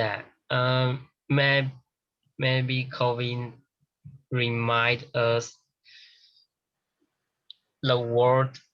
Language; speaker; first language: English; non-native, learner; Chinese